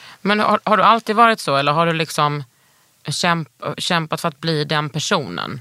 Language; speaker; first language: Swedish; native; Swedish